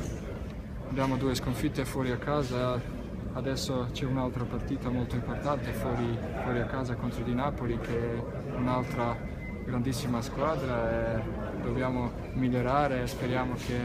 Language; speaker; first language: Italian; non-native, fluent; Bosnian